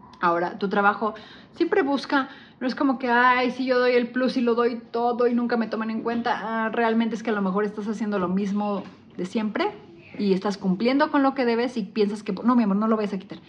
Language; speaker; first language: Spanish; native; Spanish